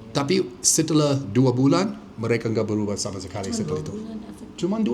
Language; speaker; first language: Indonesian; non-native, fluent; English